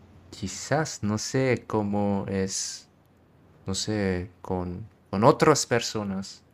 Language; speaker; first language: Spanish; non-native, learner; German